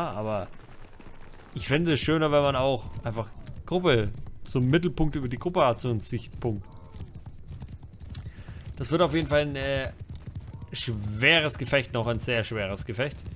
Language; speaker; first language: German; native; German